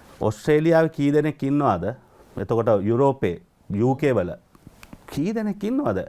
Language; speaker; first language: Sinhala; native; Sinhala